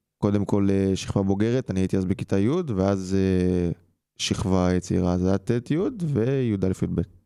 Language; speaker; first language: Hebrew; early bilingual, other home language; English